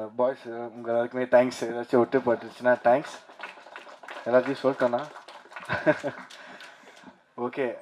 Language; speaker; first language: Tamil; early bilingual, heritage; Tamil